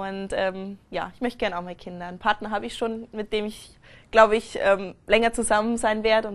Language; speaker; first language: German; native; German